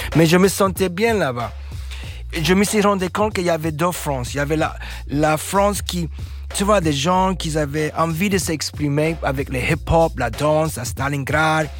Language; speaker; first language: French; non-native, fluent; English